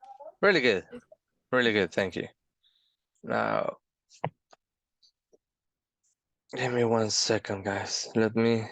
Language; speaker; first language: English; non-native, fluent; Spanish